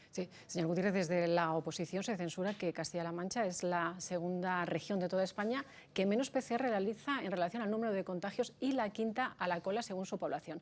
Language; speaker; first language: Spanish; native; Spanish